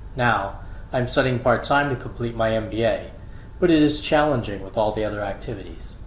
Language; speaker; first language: English; native; English